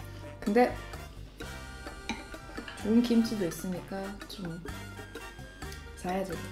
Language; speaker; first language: Korean; non-native, fluent; Swedish